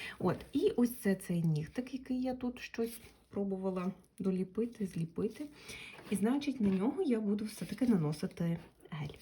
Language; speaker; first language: Ukrainian; non-native, local second language; Russian